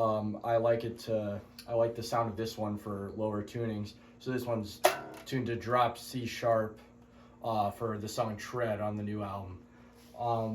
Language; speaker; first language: English; native; English